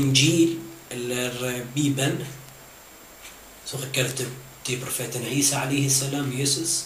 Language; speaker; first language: Swedish; early bilingual, other home language; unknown